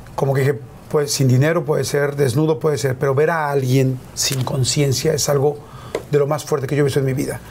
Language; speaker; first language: Spanish; native; Spanish